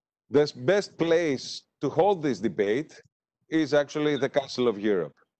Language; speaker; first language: English; non-native, fluent; Greek